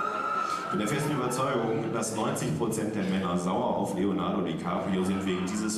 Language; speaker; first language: German; native; German